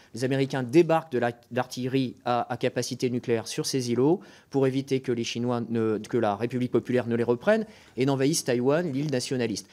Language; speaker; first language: French; native; French